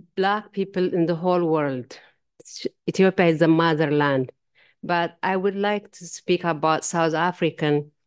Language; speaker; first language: English; non-native, learner; Amharic